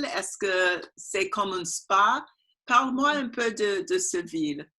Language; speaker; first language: French; non-native, learner; English